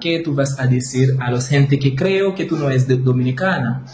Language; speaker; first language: Spanish; non-native, learner; Haitian Creole